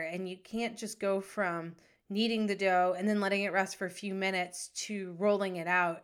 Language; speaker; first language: English; native; English